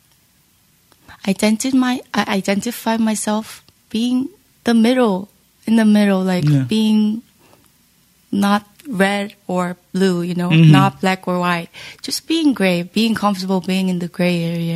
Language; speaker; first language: English; native; English